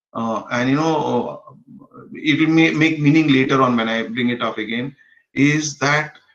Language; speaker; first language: English; non-native, local second language; Konkani